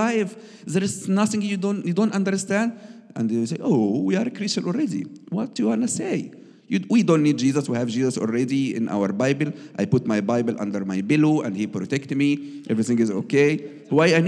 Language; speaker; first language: English; non-native, learner; Arabic